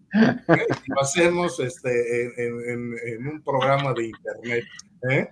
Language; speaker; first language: Spanish; native; Spanish